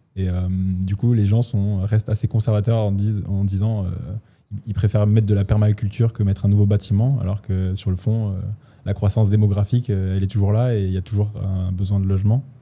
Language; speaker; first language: French; native; French